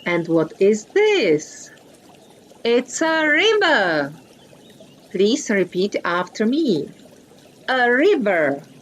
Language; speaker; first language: English; non-native, fluent; Czech